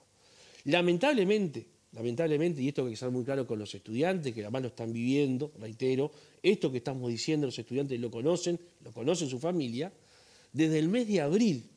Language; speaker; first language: Spanish; native; Spanish